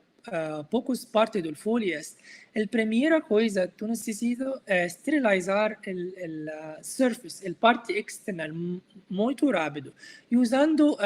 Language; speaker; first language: Portuguese; non-native, learner; Arabic